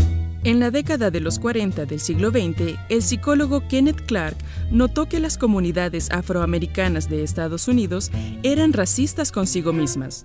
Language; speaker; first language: Spanish; native; Spanish